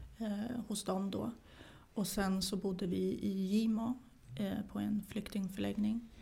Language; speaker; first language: Swedish; early bilingual, other home language; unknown